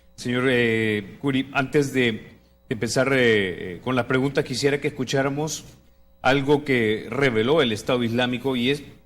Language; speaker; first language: Spanish; native; Spanish